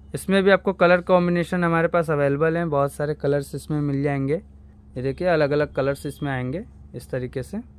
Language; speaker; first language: Hindi; native; Hindi